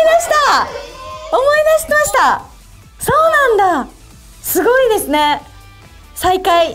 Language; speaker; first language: Japanese; native; Japanese